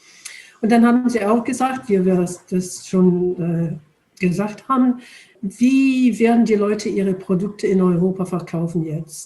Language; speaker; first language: German; non-native, fluent; English